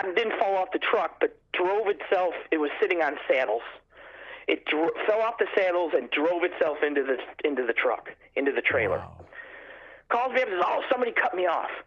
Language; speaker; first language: English; native; English